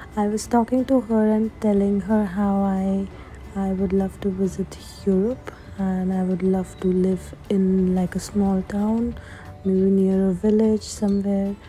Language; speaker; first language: English; non-native, local second language; Hindi